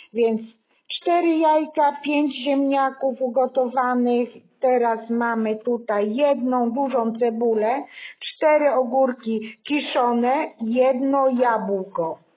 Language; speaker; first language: Polish; native; Polish